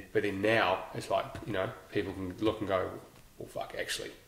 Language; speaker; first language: English; native; English